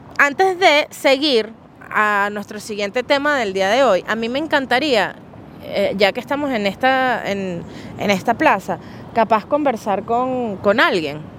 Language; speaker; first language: Spanish; native; Spanish